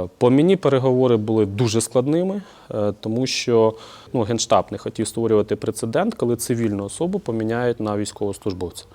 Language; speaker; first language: Ukrainian; native; Ukrainian